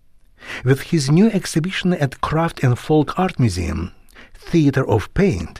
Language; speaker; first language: English; non-native, fluent; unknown